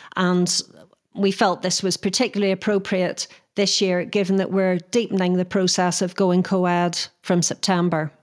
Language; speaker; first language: English; native; English